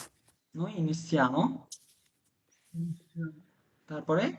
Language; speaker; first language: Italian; non-native, fluent; Bangla